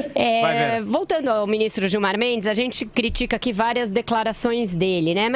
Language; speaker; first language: Portuguese; native; Portuguese